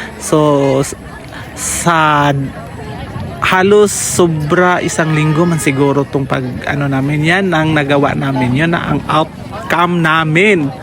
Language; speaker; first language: Filipino; non-native, local second language; Cebuano